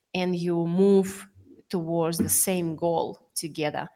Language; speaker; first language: English; non-native, fluent; Russian